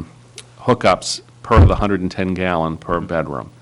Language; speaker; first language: English; native; English